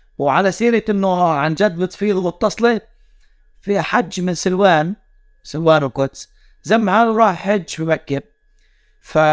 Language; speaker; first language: Arabic; native; Arabic